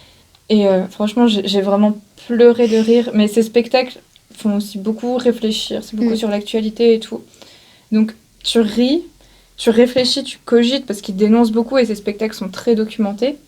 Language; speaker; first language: French; native; French